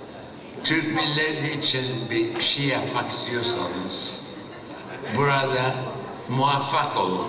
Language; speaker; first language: Turkish; early bilingual, heritage; Turkish